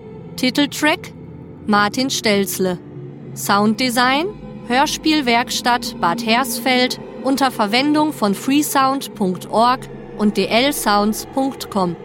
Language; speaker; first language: German; native; German